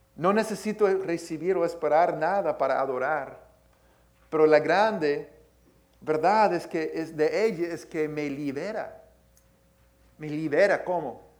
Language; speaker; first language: Spanish; early bilingual, heritage; Spanish